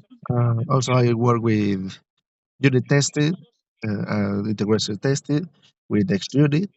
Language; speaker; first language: English; non-native, learner; Spanish